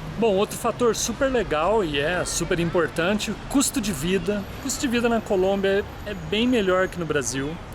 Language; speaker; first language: Portuguese; native; Portuguese